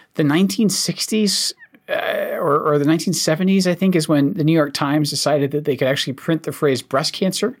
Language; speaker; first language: English; native; English